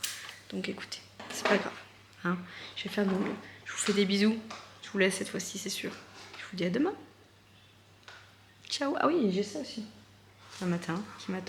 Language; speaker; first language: French; native; French